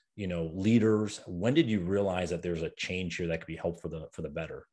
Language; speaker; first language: English; native; English